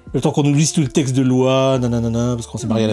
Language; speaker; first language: French; native; French